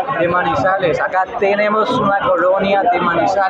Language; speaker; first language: Spanish; native; Spanish